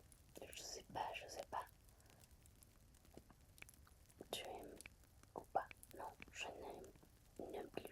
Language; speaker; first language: French; non-native, fluent; Spanish